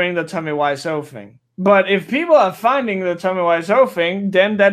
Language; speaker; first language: English; non-native, fluent; Danish